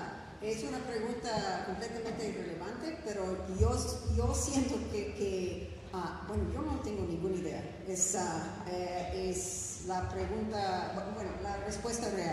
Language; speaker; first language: Spanish; non-native, fluent; English